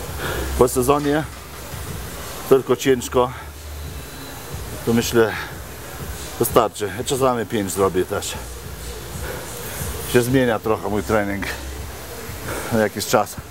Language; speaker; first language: Polish; non-native, fluent; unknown